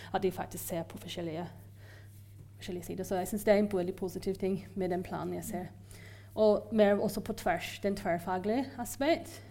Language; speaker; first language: Norwegian; non-native, fluent; English